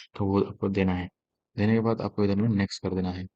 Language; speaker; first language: Hindi; non-native, local second language; Assamese